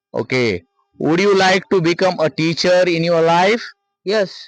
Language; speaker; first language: English; non-native, local second language; Marathi